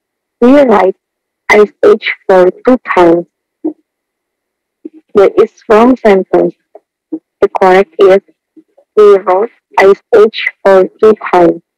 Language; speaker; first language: English; non-native, learner; Indonesian